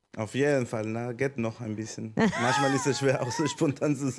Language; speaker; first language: German; non-native, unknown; Spanish